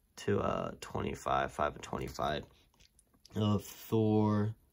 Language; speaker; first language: English; native; English